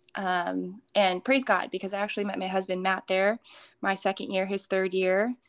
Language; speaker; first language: English; early bilingual, other home language; Hindi